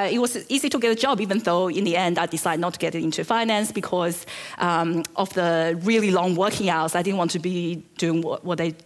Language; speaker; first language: English; early bilingual, other home language; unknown